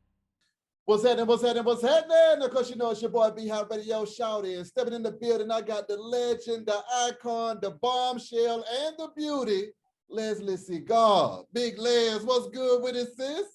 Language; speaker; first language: English; native; English